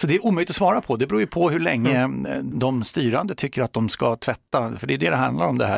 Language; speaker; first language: Swedish; native; Swedish